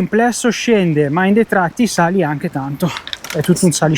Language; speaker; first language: Italian; native; Italian